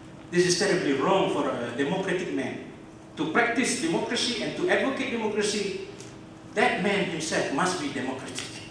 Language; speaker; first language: English; non-native, local second language; Malay